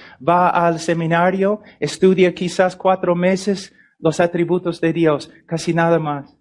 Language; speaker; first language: Spanish; non-native, fluent; English